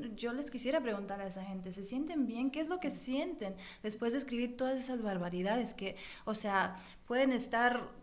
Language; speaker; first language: Spanish; early bilingual, heritage; Spanish